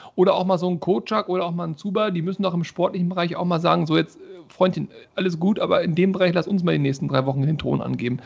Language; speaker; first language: German; native; German